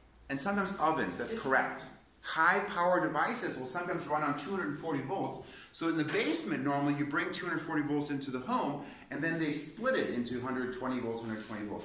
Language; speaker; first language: English; native; English